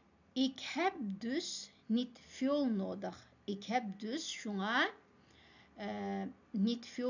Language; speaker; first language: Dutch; non-native, fluent; Uyghur